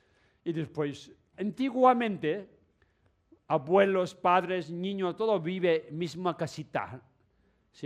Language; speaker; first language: Spanish; non-native, learner; Tibetan